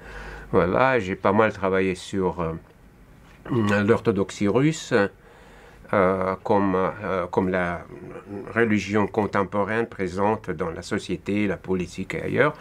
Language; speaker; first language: French; non-native, fluent; Russian